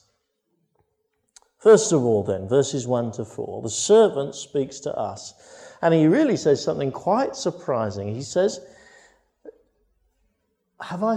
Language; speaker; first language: English; native; English